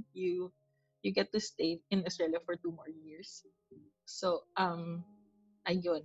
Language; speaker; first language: English; non-native, local second language; Filipino